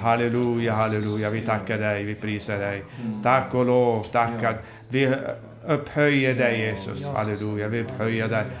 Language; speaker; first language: Swedish; non-native, fluent; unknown